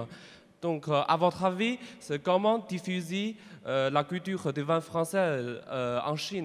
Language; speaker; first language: French; non-native, fluent; Chinese